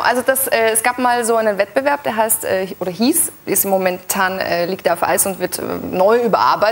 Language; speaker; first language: German; native; German